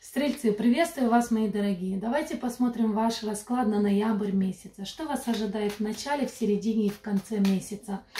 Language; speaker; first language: Russian; non-native, local second language; Romanian